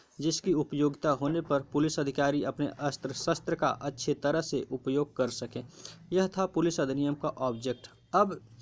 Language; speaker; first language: Hindi; native; Hindi